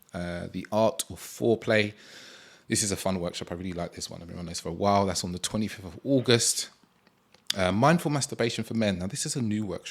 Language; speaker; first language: English; native; English